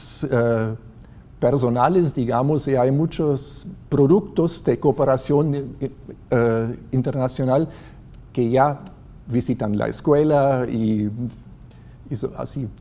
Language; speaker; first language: Spanish; non-native, fluent; German